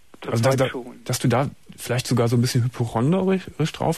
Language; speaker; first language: German; native; German